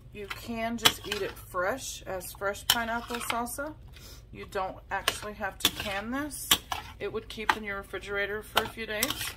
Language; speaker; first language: English; native; English